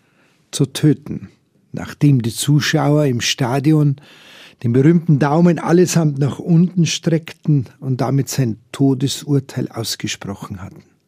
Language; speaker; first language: German; native; German